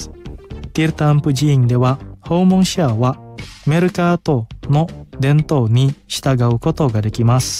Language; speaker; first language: Japanese; non-native, fluent; Indonesian